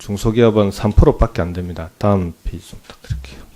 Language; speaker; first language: Korean; native; Korean